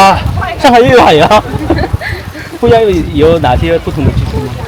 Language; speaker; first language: Chinese; non-native, fluent; Korean